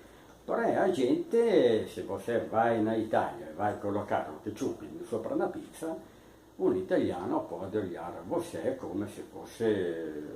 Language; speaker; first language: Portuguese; non-native, fluent; Italian